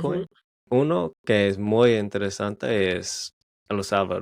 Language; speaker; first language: Spanish; non-native, learner; English